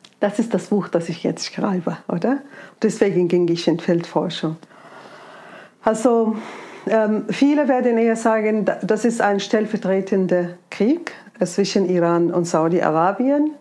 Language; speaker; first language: German; non-native, fluent; Arabic